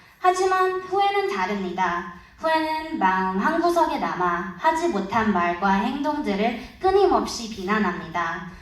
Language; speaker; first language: Korean; early bilingual, heritage; Korean